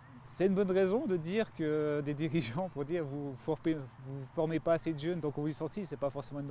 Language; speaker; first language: French; native; French